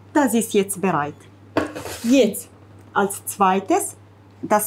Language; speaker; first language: German; non-native, fluent; Italian